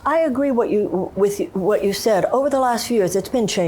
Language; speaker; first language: English; native; English